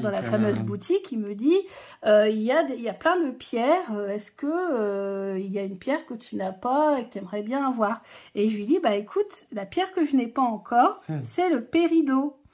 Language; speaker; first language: French; native; French